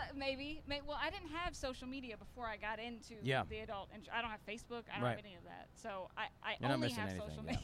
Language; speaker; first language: English; native; English